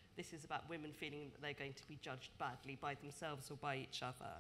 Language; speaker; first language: English; native; English